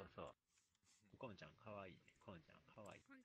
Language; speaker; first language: Japanese; native; Japanese